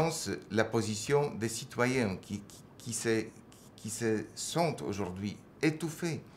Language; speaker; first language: French; non-native, fluent; Polish